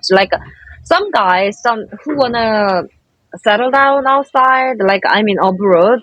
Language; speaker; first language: English; non-native, learner; Korean